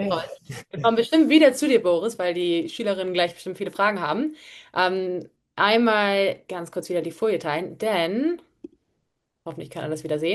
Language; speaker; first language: German; native; German